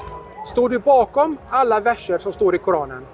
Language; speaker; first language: Swedish; native; Swedish